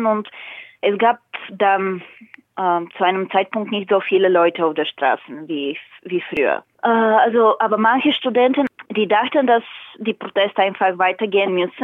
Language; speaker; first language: German; non-native, fluent; Bulgarian